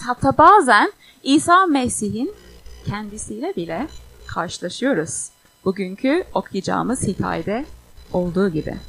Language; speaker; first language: Turkish; non-native, fluent; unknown